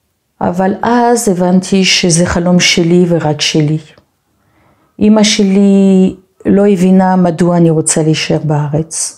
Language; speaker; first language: Hebrew; non-native, fluent; French